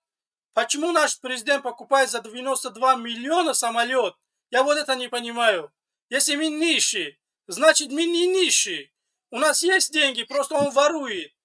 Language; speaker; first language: Russian; non-native, fluent; Tajik